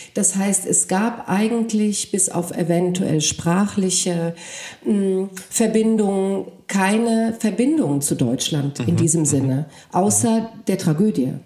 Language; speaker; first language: German; early bilingual, other home language; Polish